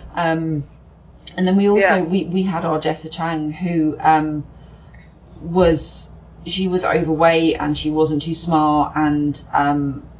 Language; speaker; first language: English; native; English